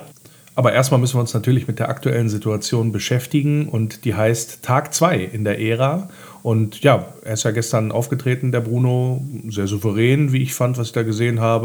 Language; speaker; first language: German; native; German